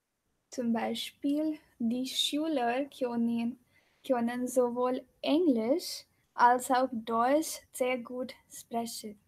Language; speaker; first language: German; non-native, fluent; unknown